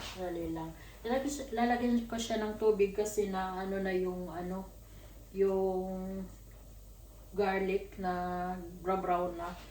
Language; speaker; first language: Filipino; non-native, local second language; Waray